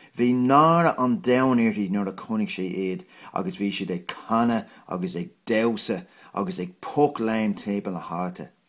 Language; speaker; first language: Irish; non-native, local second language; English